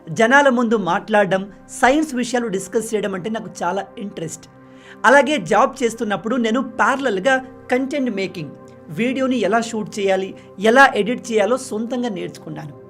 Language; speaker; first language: Telugu; non-native, local second language; Lambadi